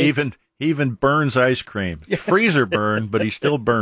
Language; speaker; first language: English; native; English